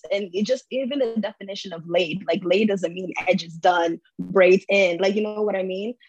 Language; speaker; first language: English; early bilingual, heritage; English